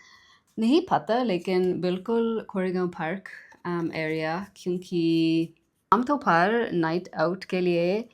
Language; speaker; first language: Hindi; non-native, learner; English